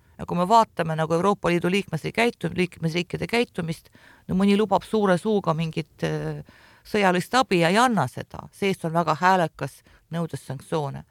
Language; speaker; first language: Estonian; non-native, local second language; Russian